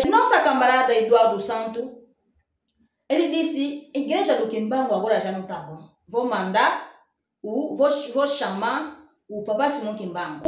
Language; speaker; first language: Portuguese; non-native, fluent; Lingala